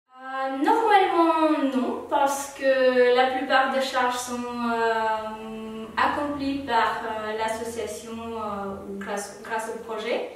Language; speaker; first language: French; non-native, fluent; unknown